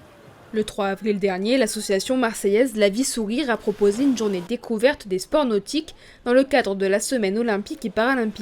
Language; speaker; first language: French; native; French